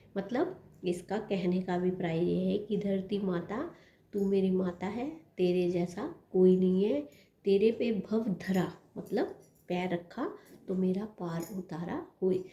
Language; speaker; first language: Hindi; non-native, local second language; Punjabi